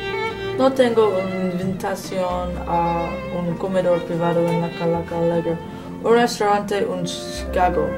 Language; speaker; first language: Spanish; non-native, learner; English